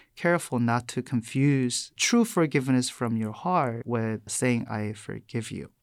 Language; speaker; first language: English; non-native, fluent; Korean